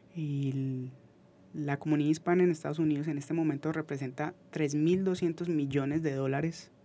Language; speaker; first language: Spanish; native; Spanish